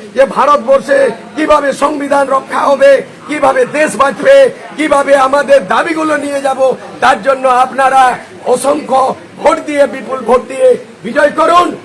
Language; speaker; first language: Bangla; non-native, local second language; Santali